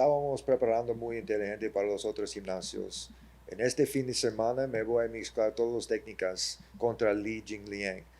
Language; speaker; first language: Spanish; early bilingual, heritage; English